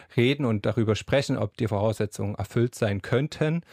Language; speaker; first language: German; native; German